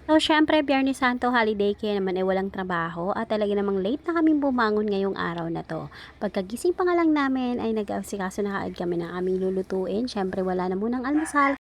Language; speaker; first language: Filipino; non-native, local second language; Cebuano